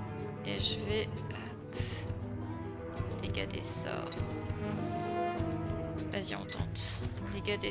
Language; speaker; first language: French; native; French